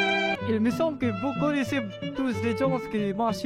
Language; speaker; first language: French; non-native, learner; Filipino